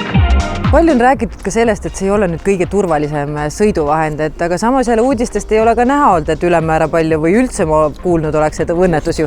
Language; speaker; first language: Estonian; native; Estonian